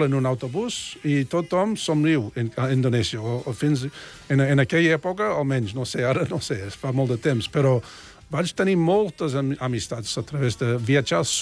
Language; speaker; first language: Catalan; non-native, fluent; English